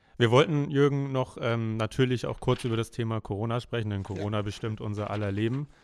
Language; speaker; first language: German; native; German